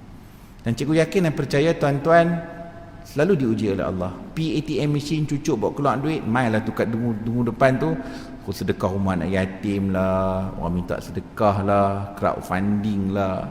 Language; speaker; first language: Malay; native; Malay